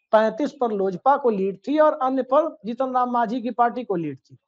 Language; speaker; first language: Hindi; native; Hindi